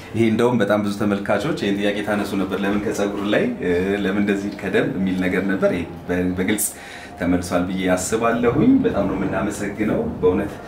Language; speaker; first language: Amharic; native; Amharic